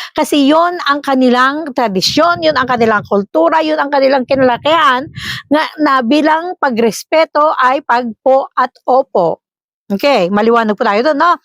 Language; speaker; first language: Filipino; non-native, local second language; Iloko